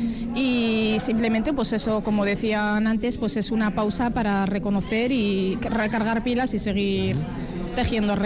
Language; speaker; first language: Spanish; early bilingual, other home language; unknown